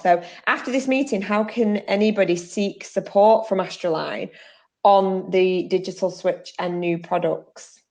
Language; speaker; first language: English; native; English